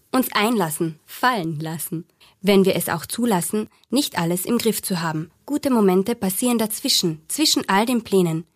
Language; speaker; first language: German; native; German